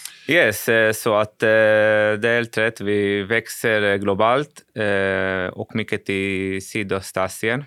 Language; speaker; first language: Swedish; non-native, fluent; Spanish